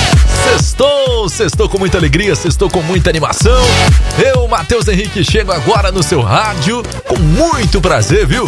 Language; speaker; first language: Portuguese; native; Portuguese